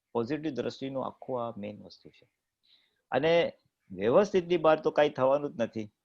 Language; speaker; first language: Gujarati; native; Gujarati